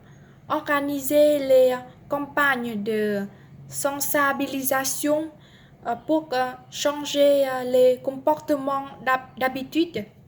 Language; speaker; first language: French; non-native, learner; Vietnamese